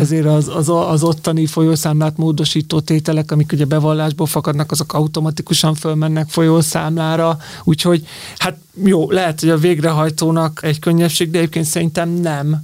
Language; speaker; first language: Hungarian; native; Hungarian